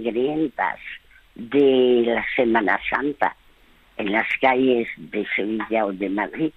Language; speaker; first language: Spanish; early bilingual, other home language; French